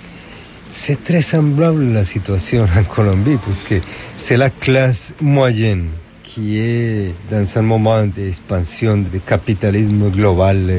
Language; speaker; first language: French; non-native, fluent; Spanish